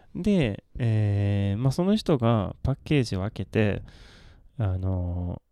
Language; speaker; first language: Japanese; non-native, fluent; Swedish